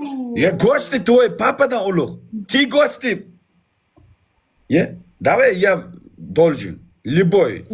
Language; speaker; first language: Russian; non-native, learner; Uzbek